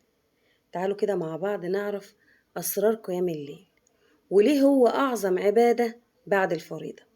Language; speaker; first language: Arabic; native; Arabic